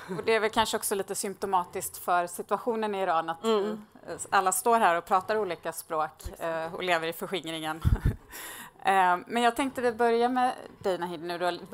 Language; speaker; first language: Swedish; native; Swedish